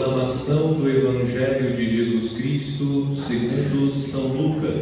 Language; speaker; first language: Portuguese; native; Portuguese